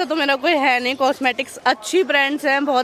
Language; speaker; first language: Hindi; native; Hindi